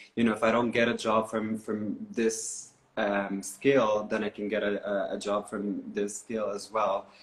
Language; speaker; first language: English; non-native, fluent; Arabic